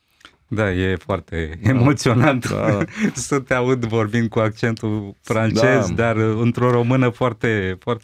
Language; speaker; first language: Romanian; native; Romanian